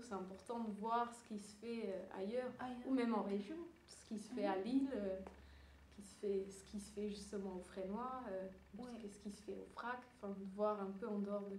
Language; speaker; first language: French; early bilingual, other home language; Dutch